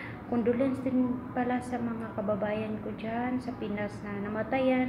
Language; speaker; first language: Filipino; non-native, local second language; Cebuano